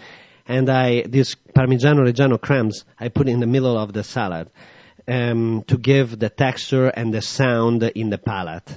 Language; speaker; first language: English; non-native, fluent; Italian